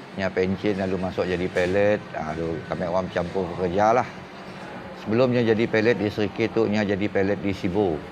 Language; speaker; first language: Malay; native; Malay